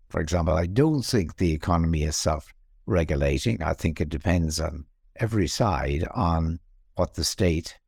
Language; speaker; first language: English; native; English